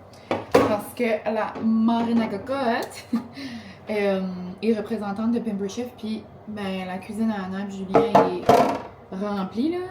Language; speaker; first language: French; native; French